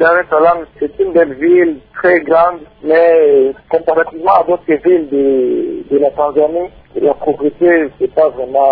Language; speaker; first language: French; non-native, local second language; Swahili